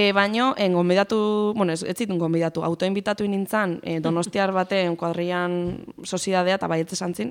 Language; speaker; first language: Basque; native; Basque